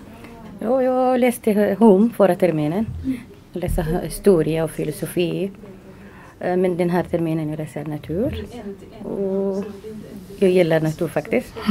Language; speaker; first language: Swedish; non-native, learner; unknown